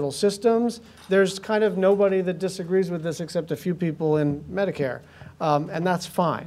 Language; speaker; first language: English; native; English